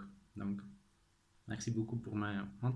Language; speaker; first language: French; non-native, fluent; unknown